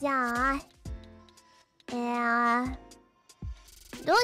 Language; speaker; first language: Japanese; non-native, fluent; English